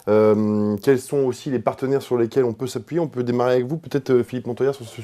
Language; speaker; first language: French; native; French